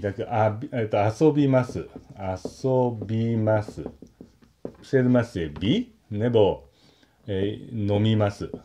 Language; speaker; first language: Japanese; non-native, learner; Czech